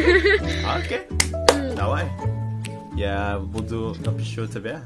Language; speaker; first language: Russian; non-native, learner; Indonesian